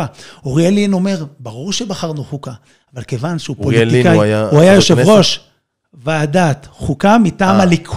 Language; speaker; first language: Hebrew; native; Hebrew